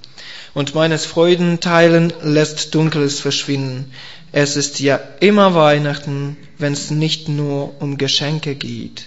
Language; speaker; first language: German; non-native, learner; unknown